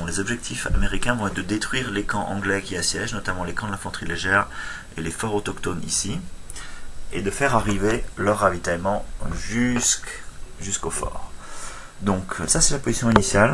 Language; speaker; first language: French; native; French